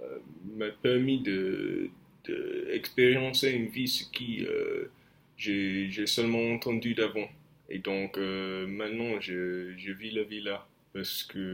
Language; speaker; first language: French; non-native, fluent; English